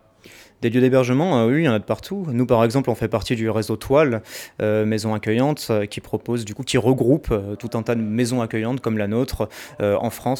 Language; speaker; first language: French; native; French